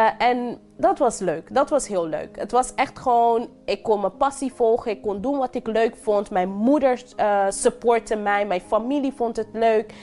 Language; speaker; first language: Dutch; non-native, local second language; English